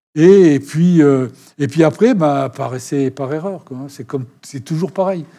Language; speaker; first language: French; native; French